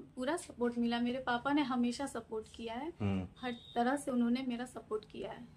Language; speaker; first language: Hindi; native; Hindi